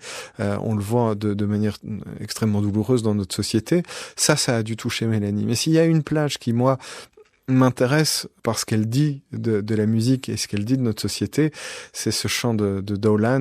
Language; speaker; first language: French; native; French